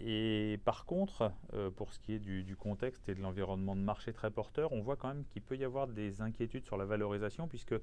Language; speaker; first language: French; native; French